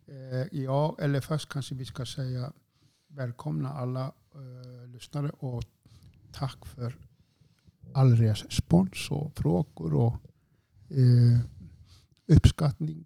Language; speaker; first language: Swedish; non-native, fluent; Icelandic